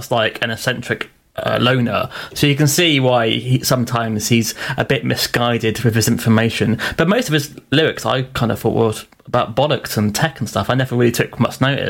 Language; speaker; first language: English; native; English